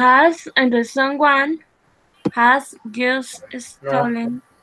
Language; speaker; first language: English; non-native, learner; Spanish